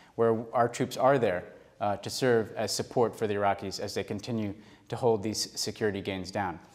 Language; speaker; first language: English; native; English